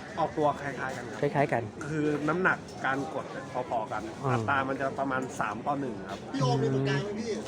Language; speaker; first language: Thai; native; Thai